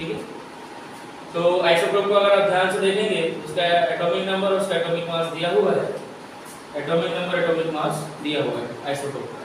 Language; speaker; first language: Hindi; native; Hindi